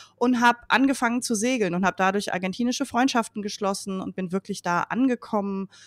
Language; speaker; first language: German; native; German